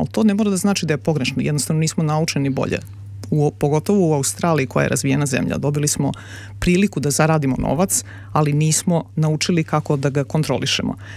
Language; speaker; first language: Serbian; native; Serbian